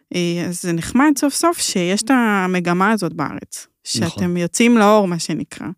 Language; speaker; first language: Hebrew; native; Hebrew